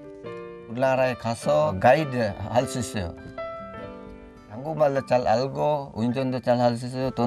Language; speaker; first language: Korean; non-native, learner; Sinhala